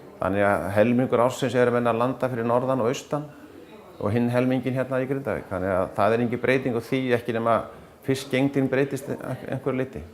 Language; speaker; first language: Icelandic; native; Icelandic